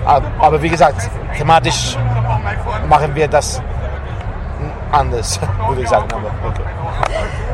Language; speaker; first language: German; non-native, fluent; Italian